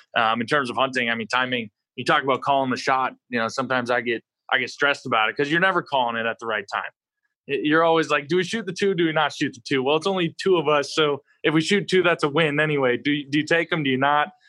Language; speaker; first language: English; native; English